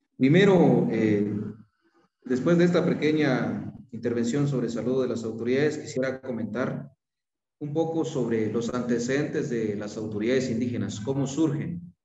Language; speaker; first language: Spanish; non-native, local second language; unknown